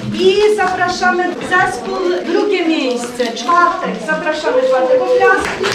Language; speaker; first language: Polish; non-native, fluent; Ukrainian